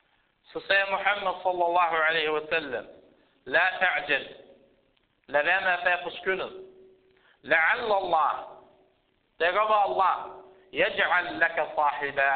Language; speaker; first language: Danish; early bilingual, other home language; Arabic